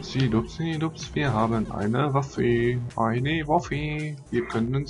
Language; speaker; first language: German; native; German